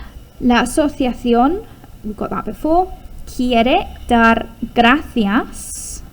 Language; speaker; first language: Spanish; non-native, fluent; English